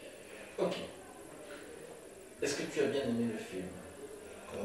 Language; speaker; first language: French; native; French